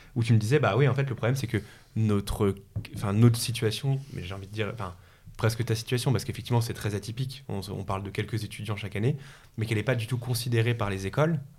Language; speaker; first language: French; native; French